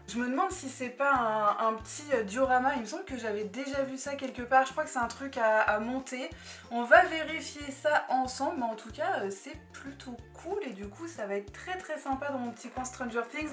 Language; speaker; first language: French; native; French